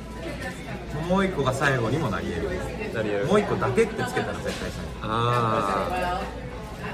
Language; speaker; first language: Japanese; native; Japanese